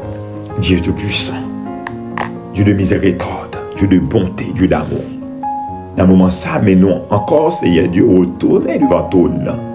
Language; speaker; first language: French; non-native, local second language; Haitian Creole